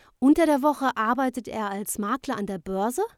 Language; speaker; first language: German; native; German